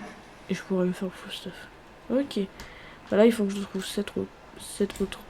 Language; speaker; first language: French; native; French